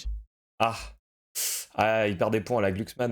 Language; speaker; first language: French; native; French